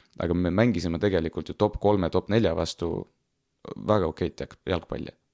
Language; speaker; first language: Estonian; non-native, local second language; Russian